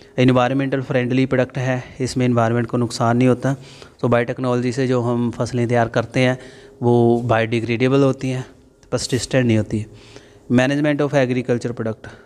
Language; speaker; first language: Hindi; non-native, local second language; Punjabi